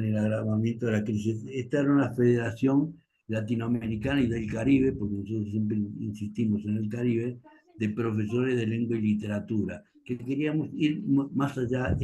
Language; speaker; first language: Spanish; native; Spanish